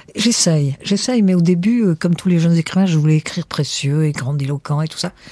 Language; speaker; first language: French; early bilingual, heritage; French